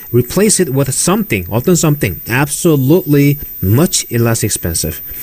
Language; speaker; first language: English; non-native, fluent; Korean